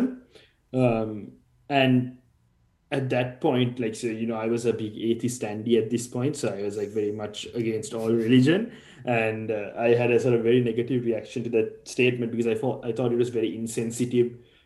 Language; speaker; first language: English; non-native, local second language; Sinhala